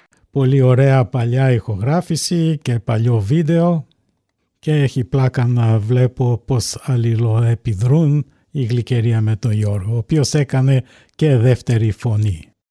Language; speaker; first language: Greek; native; Greek